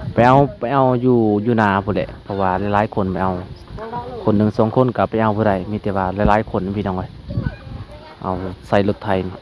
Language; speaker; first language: Lao; non-native, local second language; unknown